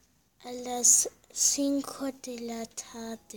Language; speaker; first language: Spanish; early bilingual, heritage; Spanish